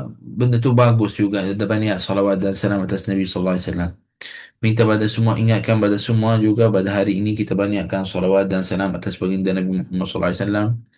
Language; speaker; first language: Malay; non-native, fluent; Arabic